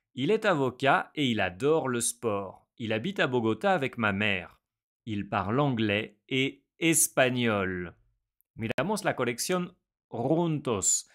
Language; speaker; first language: French; native; French